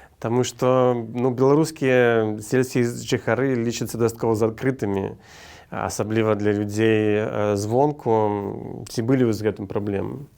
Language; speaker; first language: Belarusian; native; Belarusian